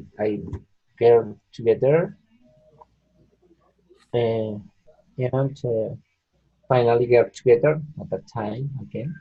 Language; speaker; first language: English; non-native, learner; Spanish